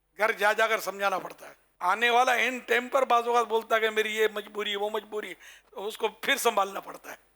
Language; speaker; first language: Urdu; non-native, local second language; Memoni